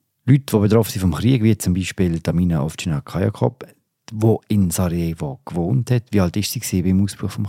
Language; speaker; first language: German; native; German